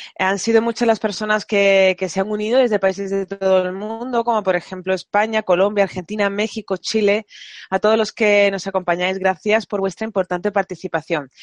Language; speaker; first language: Spanish; native; Spanish